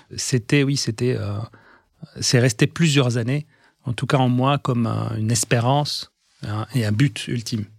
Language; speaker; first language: French; non-native, local second language; Arabic